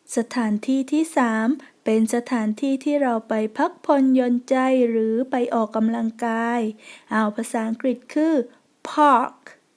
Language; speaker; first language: Thai; native; Thai